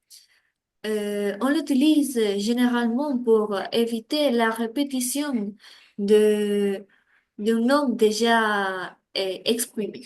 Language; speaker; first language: French; non-native, learner; Spanish